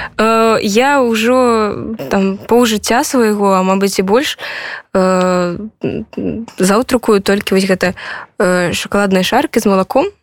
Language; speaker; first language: Belarusian; non-native, local second language; Russian